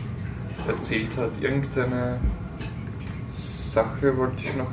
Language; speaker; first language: German; native; German